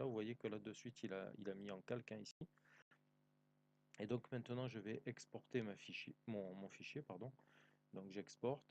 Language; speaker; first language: French; native; French